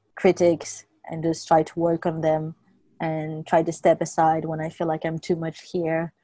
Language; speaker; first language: English; non-native, fluent; French